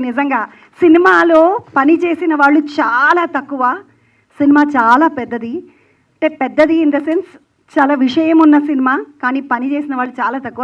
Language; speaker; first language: Telugu; native; Telugu